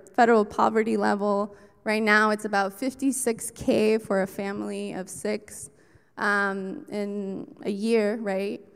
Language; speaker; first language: English; early bilingual, other home language; Spanish